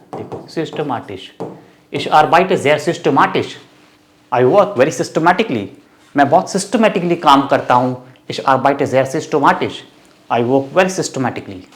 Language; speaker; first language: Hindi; native; Hindi